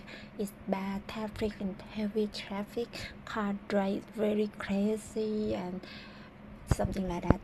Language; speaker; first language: English; non-native, learner; Thai